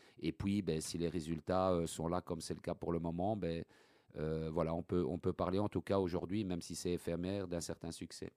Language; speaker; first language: French; early bilingual, other home language; Italian